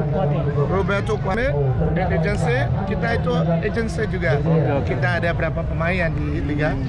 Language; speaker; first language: Indonesian; non-native, fluent; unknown